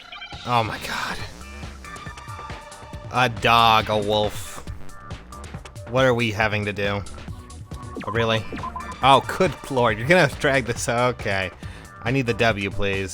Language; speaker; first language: English; native; English